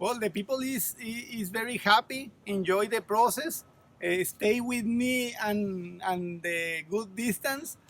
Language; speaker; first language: English; non-native, learner; Spanish